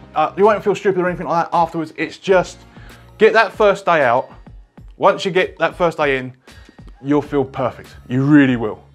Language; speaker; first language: English; native; English